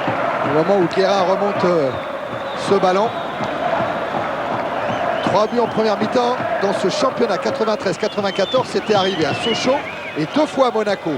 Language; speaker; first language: French; native; French